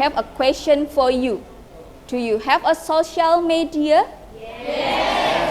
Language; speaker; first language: English; non-native, learner; Indonesian